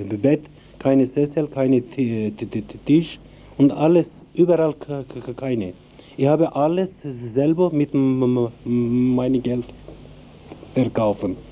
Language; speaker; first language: German; non-native, learner; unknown